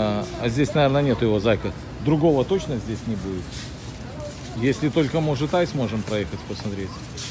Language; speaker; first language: Russian; native; Russian